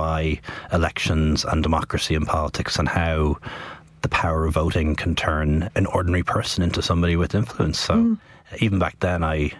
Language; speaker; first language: English; native; English